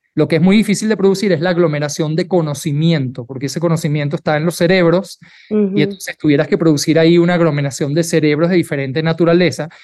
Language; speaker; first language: Spanish; native; Spanish